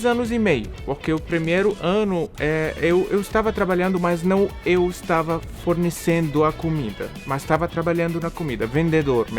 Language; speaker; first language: Portuguese; non-native, learner; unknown